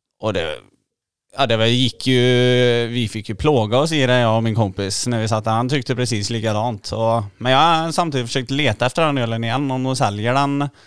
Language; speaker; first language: Swedish; native; Swedish